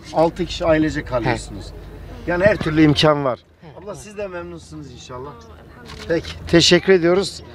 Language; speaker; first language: Turkish; native; Turkish